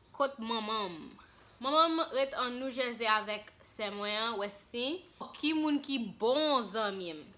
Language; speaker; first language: Haitian Creole; early bilingual, heritage; Haitian Creole